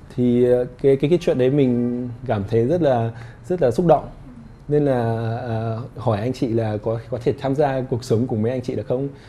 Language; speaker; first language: Vietnamese; early bilingual, heritage; Vietnamese